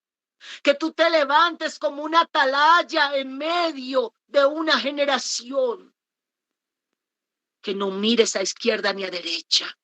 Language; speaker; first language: Spanish; native; Spanish